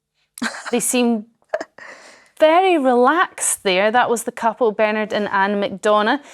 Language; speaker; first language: English; native; English